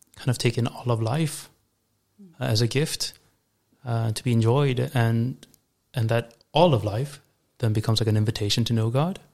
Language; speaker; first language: English; native; English